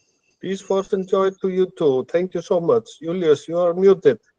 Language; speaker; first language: English; non-native, fluent; Icelandic